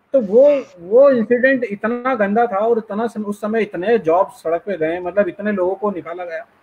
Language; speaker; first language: Hindi; native; Hindi